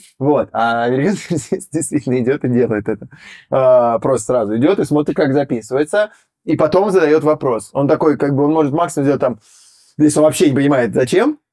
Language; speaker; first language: Russian; native; Russian